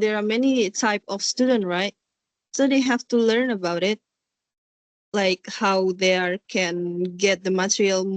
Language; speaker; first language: English; non-native, learner; Indonesian